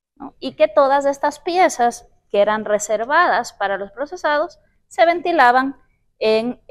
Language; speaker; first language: Spanish; native; Spanish